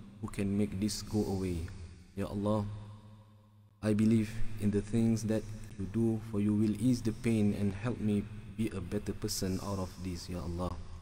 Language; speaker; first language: English; non-native, local second language; Malay